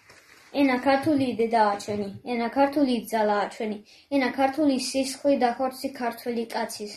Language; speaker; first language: Georgian; early bilingual, heritage; Georgian